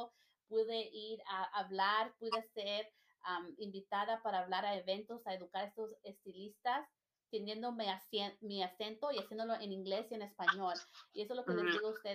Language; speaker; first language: Spanish; native; Spanish